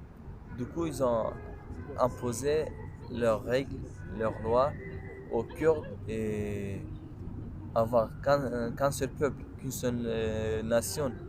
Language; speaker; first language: French; non-native, local second language; Kurdish